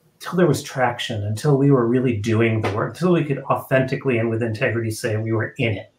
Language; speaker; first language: English; native; English